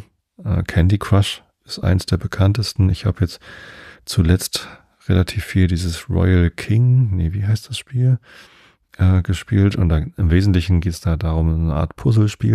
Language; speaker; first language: German; native; German